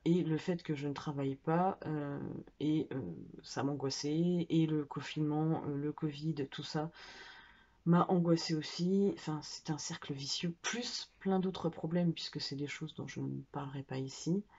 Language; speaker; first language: French; native; French